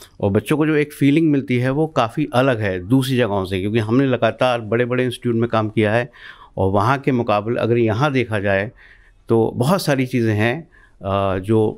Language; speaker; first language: Hindi; native; Hindi